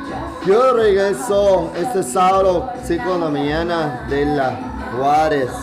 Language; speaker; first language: Spanish; early bilingual, heritage; Spanish